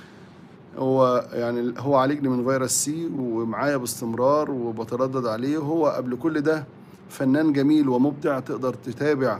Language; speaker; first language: Arabic; native; Arabic